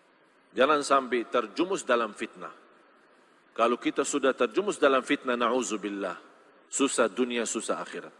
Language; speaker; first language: Indonesian; non-native, fluent; Arabic